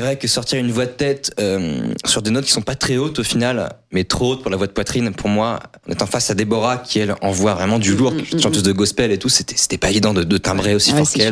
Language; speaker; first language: French; native; French